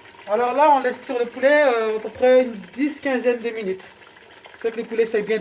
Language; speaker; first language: French; native; French